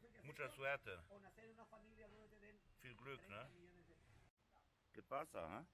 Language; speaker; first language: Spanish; non-native, learner; German